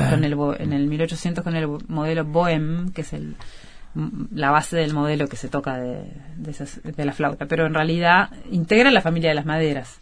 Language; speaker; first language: Spanish; native; Spanish